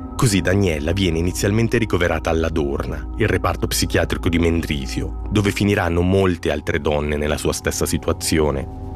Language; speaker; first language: Italian; native; Italian